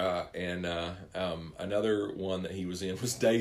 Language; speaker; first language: English; native; English